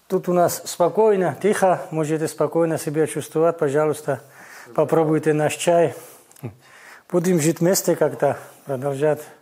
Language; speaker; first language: Russian; non-native, local second language; Georgian